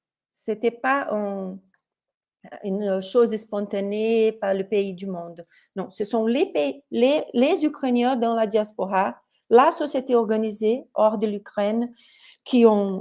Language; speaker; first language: French; non-native, fluent; Portuguese